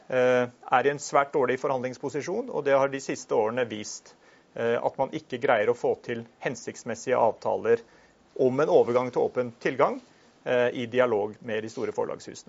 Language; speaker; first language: Norwegian; native; Norwegian